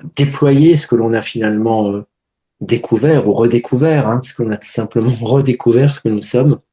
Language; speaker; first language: French; native; French